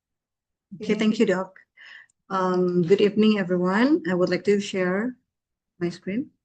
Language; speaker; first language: English; non-native, fluent; Indonesian